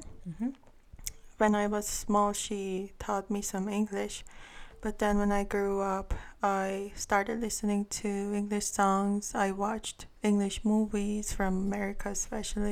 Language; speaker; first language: English; non-native, fluent; Armenian